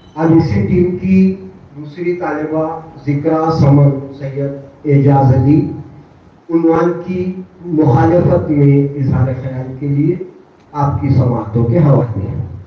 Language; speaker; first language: Urdu; native; Urdu